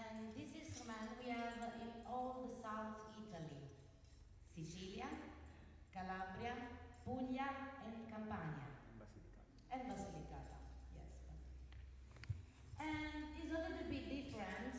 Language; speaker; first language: English; non-native, learner; Italian